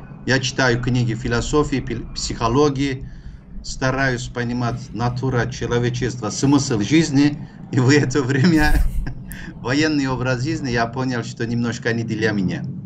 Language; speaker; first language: Russian; non-native, fluent; Turkish